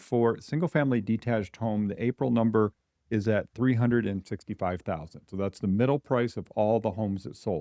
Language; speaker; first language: English; native; English